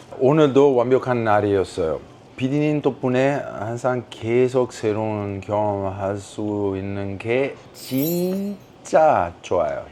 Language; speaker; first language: Korean; non-native, fluent; Italian